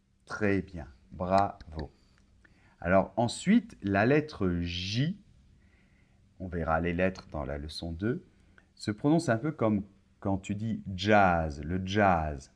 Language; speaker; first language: French; native; French